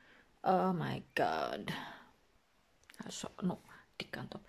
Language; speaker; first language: Dutch; non-native, learner; Indonesian